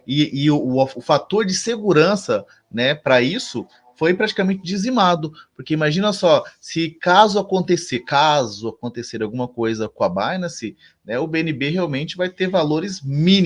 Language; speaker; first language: Portuguese; native; Portuguese